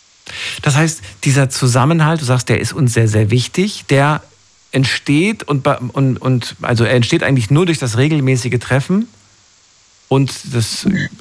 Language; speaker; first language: German; native; German